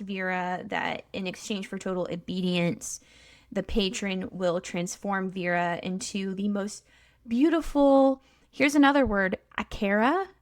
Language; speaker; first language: English; native; English